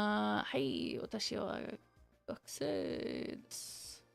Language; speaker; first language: Japanese; non-native, learner; English